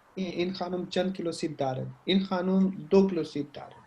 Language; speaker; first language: Persian; non-native, learner; Urdu